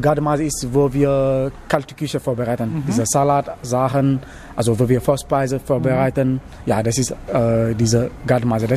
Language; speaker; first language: German; non-native, fluent; Wolof